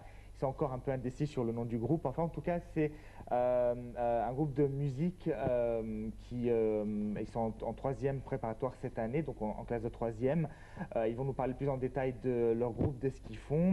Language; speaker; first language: French; native; French